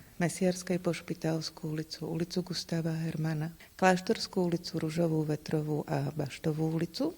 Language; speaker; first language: Slovak; native; Slovak